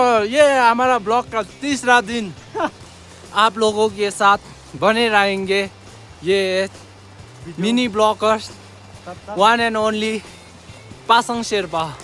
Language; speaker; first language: Hindi; non-native, local second language; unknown